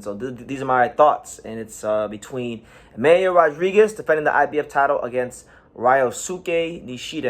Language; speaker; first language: English; native; English